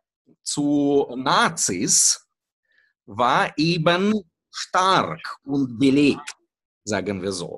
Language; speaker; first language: German; non-native, fluent; Russian